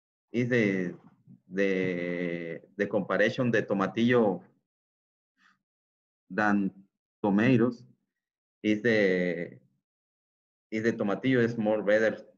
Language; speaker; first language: English; non-native, learner; Spanish